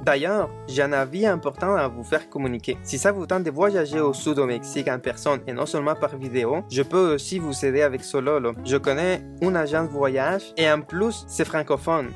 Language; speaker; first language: French; non-native, fluent; Spanish